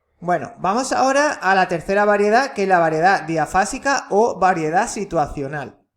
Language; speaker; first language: Spanish; native; Spanish